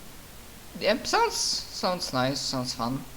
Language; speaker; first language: English; non-native, fluent; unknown